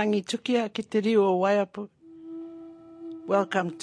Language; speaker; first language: English; native; English